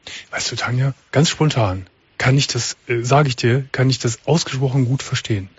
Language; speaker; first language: German; native; German